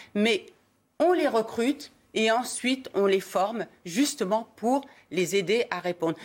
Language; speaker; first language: French; early bilingual, other home language; Arabic